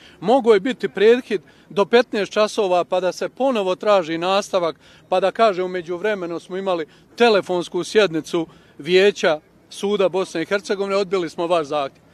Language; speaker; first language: Serbian; native; Serbian